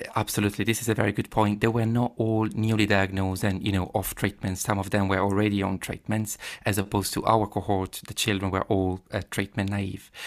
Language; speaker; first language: English; non-native, fluent; Italian